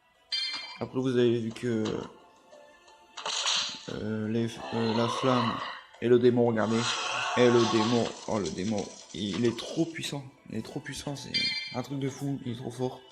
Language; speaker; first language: French; native; French